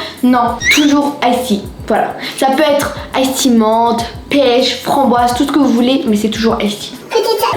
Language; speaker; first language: French; native; French